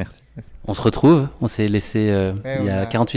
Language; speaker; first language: French; native; French